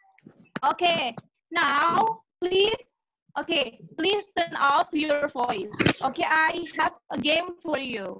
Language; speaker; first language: English; non-native, learner; Indonesian